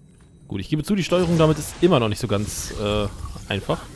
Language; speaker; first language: German; native; German